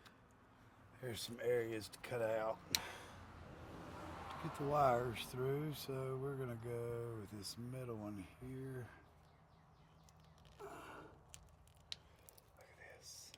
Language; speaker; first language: English; native; English